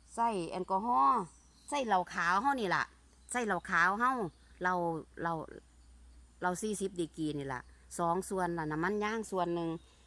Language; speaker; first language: Thai; native; Thai